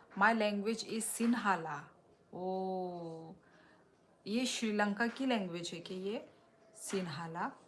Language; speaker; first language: Hindi; non-native, local second language; Kok Borok